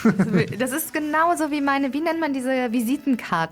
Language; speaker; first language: German; native; German